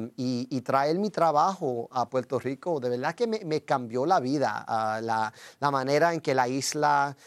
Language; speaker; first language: Spanish; early bilingual, heritage; Spanish